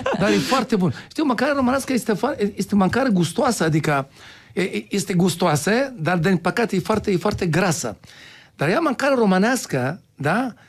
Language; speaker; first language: Romanian; non-native, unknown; Hebrew